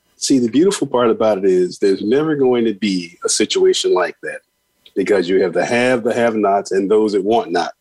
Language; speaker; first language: English; native; English